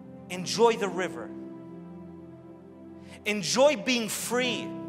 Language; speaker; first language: English; early bilingual, other home language; Romanian